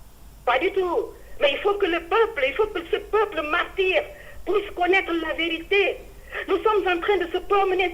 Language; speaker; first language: French; non-native, fluent; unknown